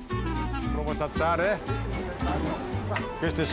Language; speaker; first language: Italian; non-native, learner; Korean